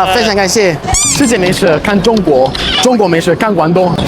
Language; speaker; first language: Chinese; non-native, fluent; Italian